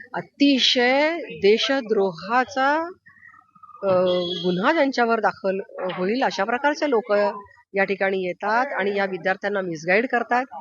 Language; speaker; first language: Marathi; native; Marathi